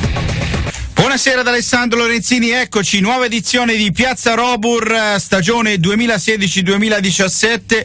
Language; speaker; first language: Italian; native; Italian